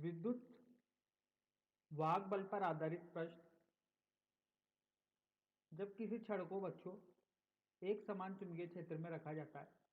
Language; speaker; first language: Hindi; native; Hindi